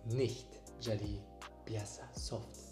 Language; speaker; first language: Indonesian; non-native, learner; German